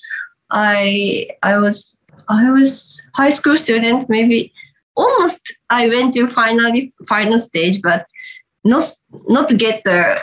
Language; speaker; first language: English; non-native, learner; Japanese